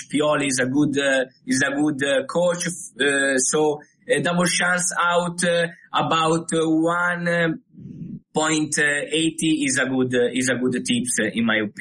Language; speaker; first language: English; non-native, learner; Italian